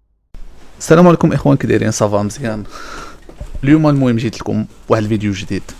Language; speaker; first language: Arabic; native; Arabic